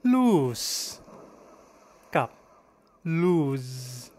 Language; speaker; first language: Thai; native; Thai